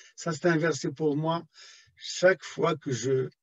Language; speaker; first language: French; non-native, local second language; Arabic